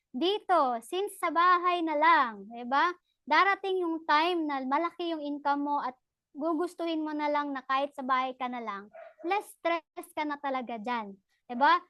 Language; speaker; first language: Filipino; non-native, local second language; Cebuano